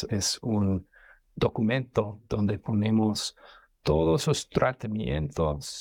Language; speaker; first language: Spanish; non-native, fluent; English